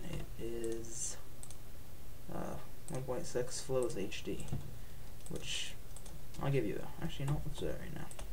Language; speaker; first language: English; native; English